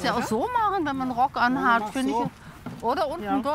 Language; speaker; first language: German; native; German